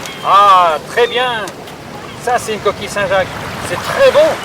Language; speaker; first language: French; native; French